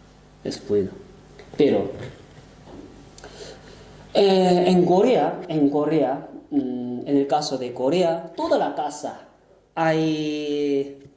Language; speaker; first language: Spanish; non-native, fluent; Korean